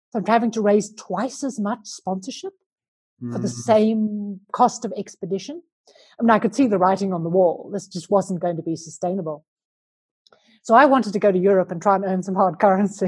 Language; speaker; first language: English; native; English